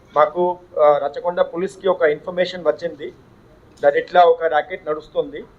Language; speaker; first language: English; non-native, local second language; Hindi